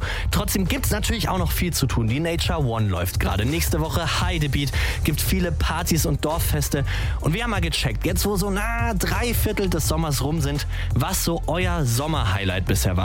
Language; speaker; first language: German; native; German